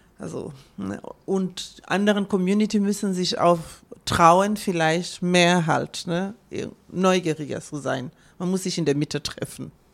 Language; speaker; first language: German; non-native, fluent; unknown